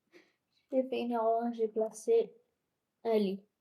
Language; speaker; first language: French; non-native, local second language; Arabic